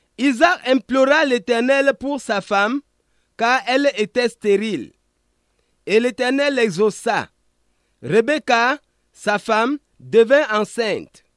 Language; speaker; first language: French; non-native, local second language; Ghomala